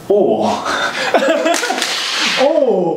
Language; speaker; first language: German; native; German